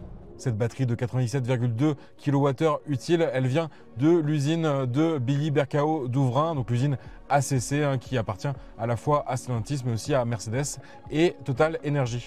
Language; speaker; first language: French; native; French